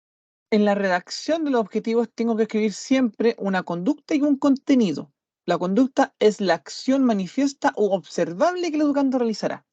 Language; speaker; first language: Spanish; native; Spanish